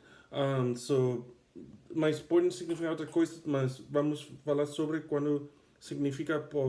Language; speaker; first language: Portuguese; non-native, fluent; English